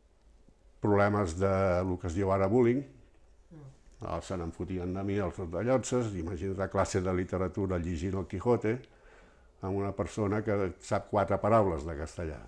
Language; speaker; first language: Catalan; early bilingual, heritage; Catalan